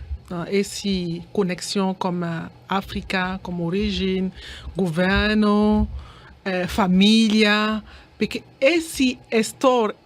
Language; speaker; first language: Portuguese; non-native, learner; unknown